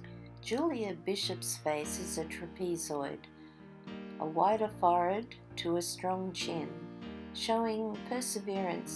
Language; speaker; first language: English; native; English